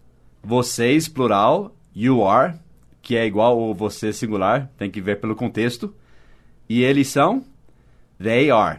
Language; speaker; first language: Portuguese; non-native, fluent; English